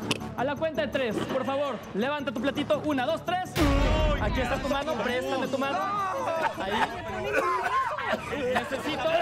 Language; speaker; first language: Spanish; native; Spanish